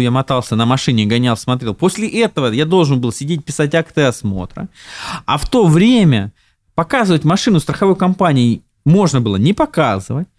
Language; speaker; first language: Russian; native; Russian